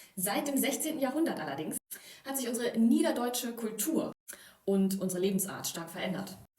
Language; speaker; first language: German; native; German